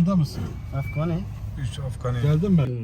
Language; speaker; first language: Turkish; non-native, learner; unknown